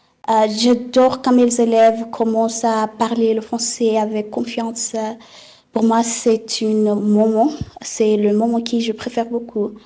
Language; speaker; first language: French; non-native, fluent; Southern Sotho